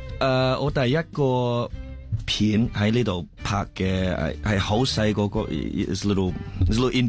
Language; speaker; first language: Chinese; early bilingual, heritage; Cantonese